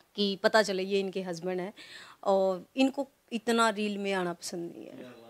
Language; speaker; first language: Hindi; non-native, local second language; Haryanvi